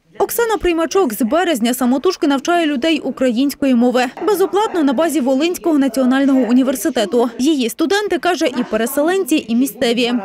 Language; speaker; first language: Ukrainian; native; Ukrainian